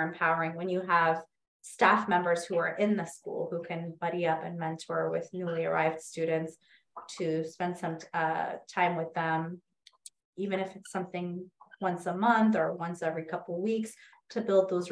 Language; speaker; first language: English; native; English